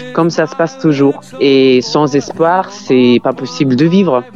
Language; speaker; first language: French; non-native, fluent; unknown